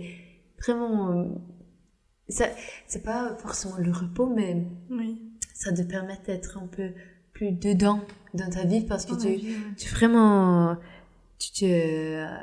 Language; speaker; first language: French; non-native, fluent; Norwegian